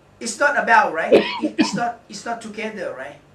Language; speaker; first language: English; non-native, learner; Thai